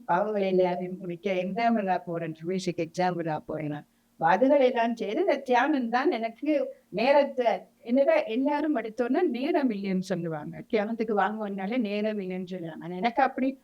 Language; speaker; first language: Tamil; native; Tamil